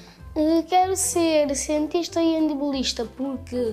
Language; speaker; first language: Portuguese; non-native, local second language; Kabuverdianu